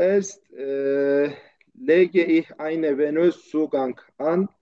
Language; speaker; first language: German; non-native, learner; Turkish